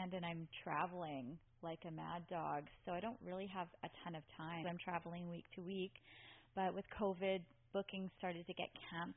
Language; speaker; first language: English; native; English